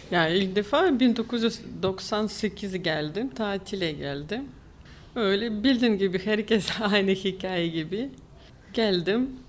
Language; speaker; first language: Turkish; non-native, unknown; Ukrainian